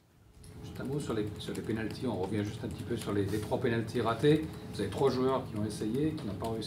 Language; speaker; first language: French; native; French